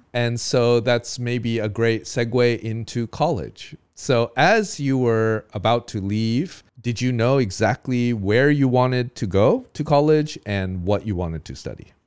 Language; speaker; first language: English; native; English